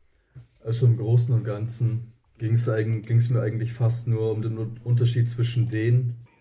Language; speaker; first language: German; native; German